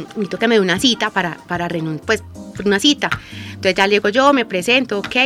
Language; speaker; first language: Spanish; native; Spanish